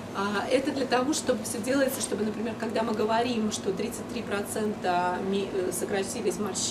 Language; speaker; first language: Russian; native; Russian